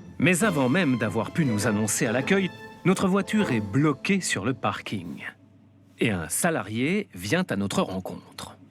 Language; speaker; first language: French; native; French